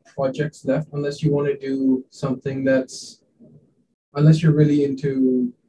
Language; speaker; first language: English; non-native, local second language; Hindi